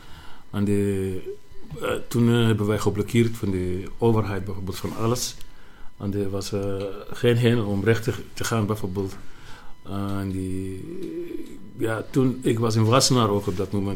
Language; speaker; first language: Dutch; non-native, learner; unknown